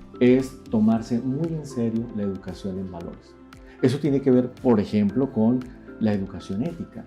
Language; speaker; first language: Spanish; native; Spanish